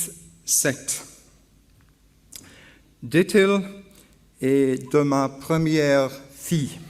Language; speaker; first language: French; non-native, learner; English